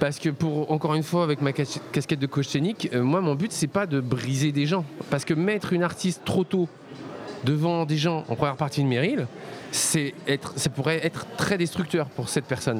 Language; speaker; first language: French; native; French